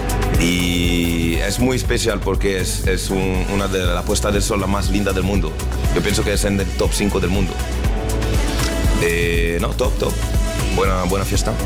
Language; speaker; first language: Spanish; non-native, learner; French